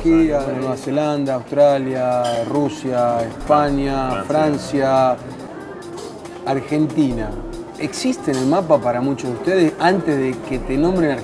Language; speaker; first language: Spanish; native; Spanish